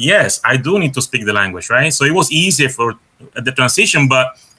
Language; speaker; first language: English; non-native, fluent; Spanish